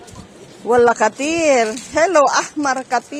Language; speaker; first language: Arabic; non-native, learner; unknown